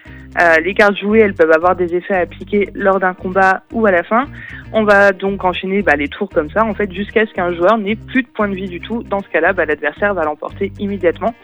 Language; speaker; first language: French; native; French